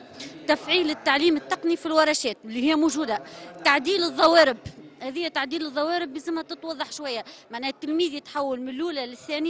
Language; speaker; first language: Arabic; native; Arabic